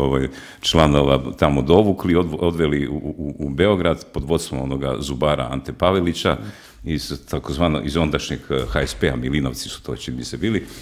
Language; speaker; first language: Croatian; native; Croatian